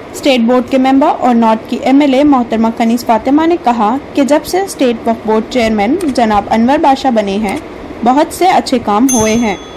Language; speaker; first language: Hindi; non-native, local second language; Urdu